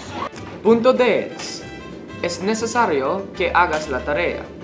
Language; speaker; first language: Spanish; non-native, learner; English